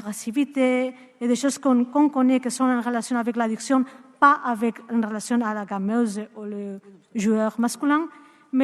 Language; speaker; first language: French; non-native, learner; Spanish